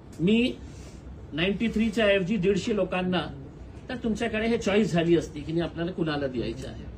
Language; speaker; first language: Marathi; non-native, local second language; Urdu